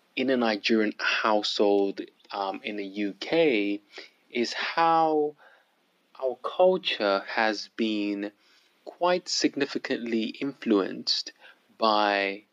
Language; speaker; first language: English; early bilingual, other home language; Yoruba